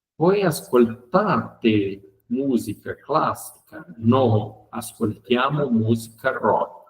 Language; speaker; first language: Italian; non-native, fluent; Portuguese